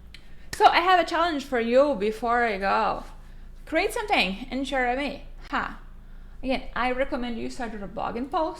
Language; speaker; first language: English; non-native, fluent; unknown